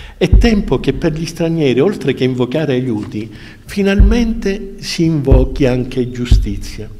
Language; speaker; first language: Italian; native; Italian